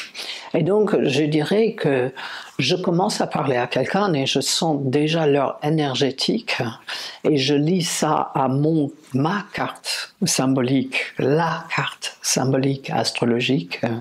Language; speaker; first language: French; non-native, fluent; English